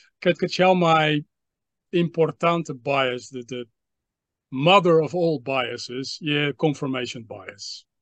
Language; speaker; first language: Romanian; non-native, fluent; Dutch